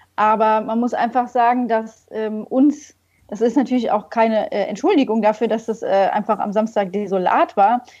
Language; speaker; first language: German; native; German